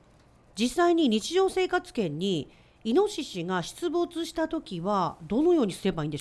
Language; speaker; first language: Japanese; native; Japanese